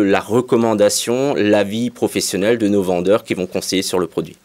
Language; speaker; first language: French; native; French